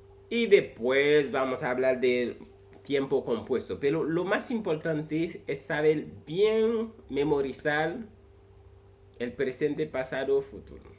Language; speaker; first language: Spanish; non-native, fluent; Haitian Creole